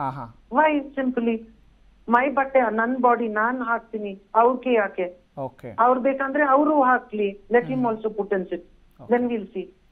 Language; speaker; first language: Kannada; non-native, learner; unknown